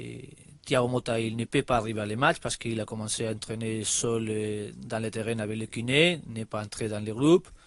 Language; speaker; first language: French; non-native, learner; Spanish